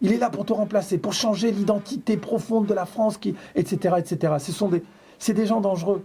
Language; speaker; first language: French; native; French